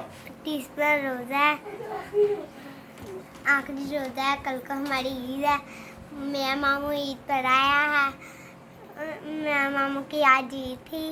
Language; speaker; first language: Hindi; non-native, local second language; Punjabi